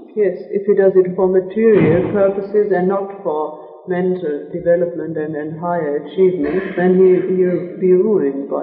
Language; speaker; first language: English; non-native, fluent; German